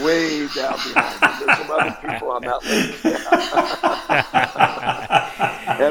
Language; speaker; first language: English; native; English